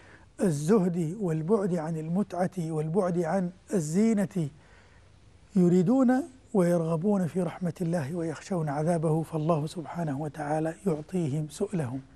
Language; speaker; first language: Arabic; native; Arabic